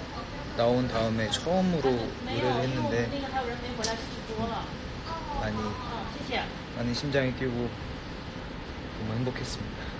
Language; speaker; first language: Korean; non-native, fluent; Chinese